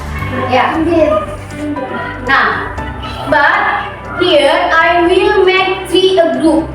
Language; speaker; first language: English; non-native, learner; Indonesian